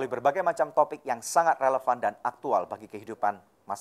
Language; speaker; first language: Indonesian; native; Indonesian